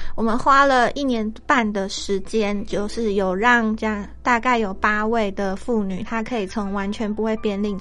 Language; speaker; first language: Chinese; native; Chinese